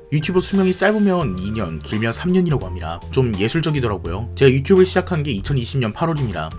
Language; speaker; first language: Korean; native; Korean